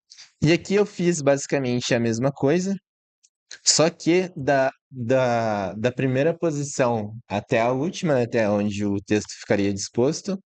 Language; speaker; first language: Portuguese; native; Portuguese